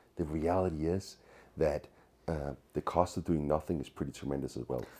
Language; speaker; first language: English; non-native, fluent; Danish